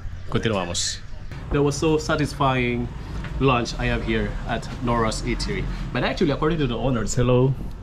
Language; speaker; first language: English; non-native, local second language; Filipino